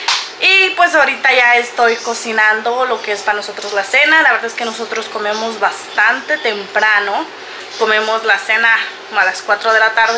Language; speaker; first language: Spanish; native; Spanish